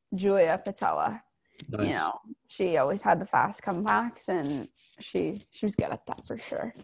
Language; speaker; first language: English; native; English